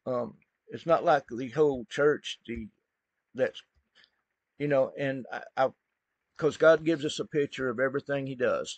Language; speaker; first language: English; native; English